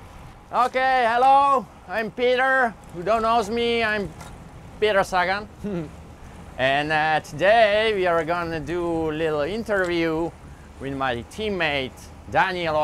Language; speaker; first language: English; non-native, fluent; Slovak